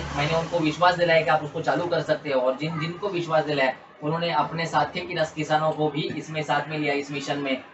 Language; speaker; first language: Hindi; non-native, local second language; Marathi